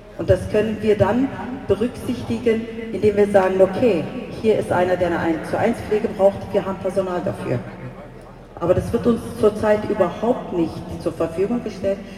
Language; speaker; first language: German; early bilingual, other home language; Turkish